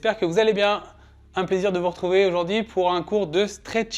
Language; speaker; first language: French; native; French